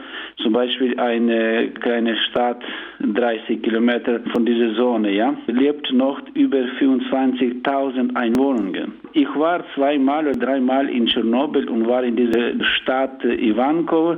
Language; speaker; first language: German; non-native, learner; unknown